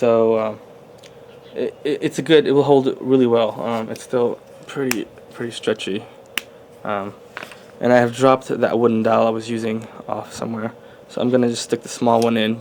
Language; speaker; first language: English; native; English